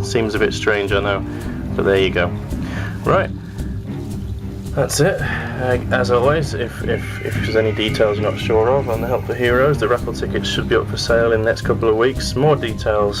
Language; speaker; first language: English; native; English